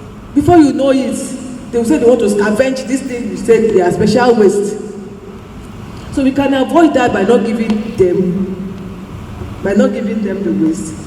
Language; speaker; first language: English; non-native, local second language; Yoruba